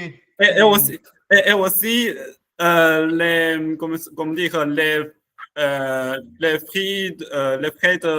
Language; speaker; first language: French; non-native, learner; Chinese